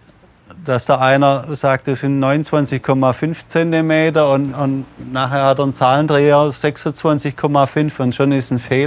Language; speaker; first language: German; native; German